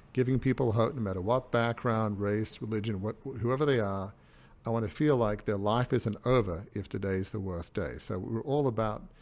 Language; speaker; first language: English; native; English